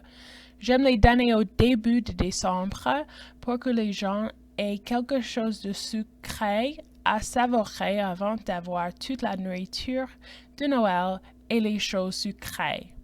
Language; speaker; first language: French; non-native, fluent; English